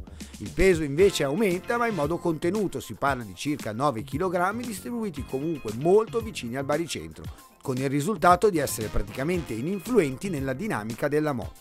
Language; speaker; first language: Italian; native; Italian